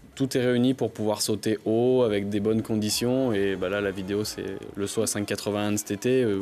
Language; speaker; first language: French; native; French